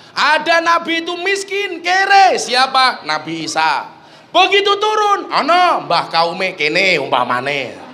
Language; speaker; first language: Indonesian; non-native, local second language; Javanese